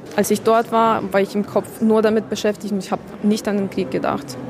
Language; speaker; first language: German; non-native, fluent; Ukrainian